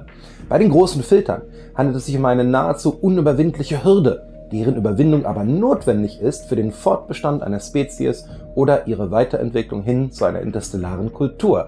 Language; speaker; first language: German; native; German